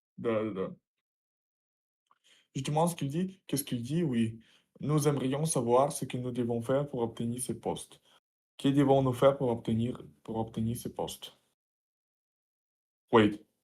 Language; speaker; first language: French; non-native, learner; Russian